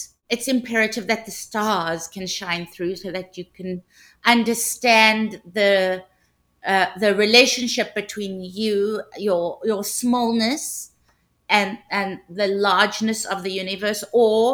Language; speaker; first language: English; native; English